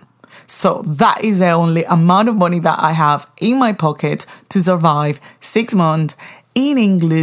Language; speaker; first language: English; non-native, fluent; Spanish